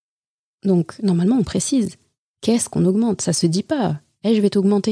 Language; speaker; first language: French; native; French